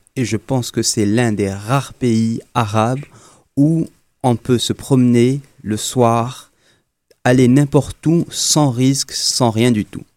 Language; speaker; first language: French; non-native, local second language; Arabic